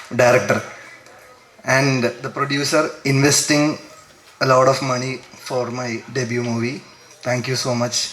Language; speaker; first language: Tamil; non-native, learner; Malayalam